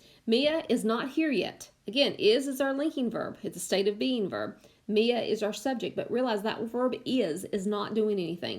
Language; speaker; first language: English; native; English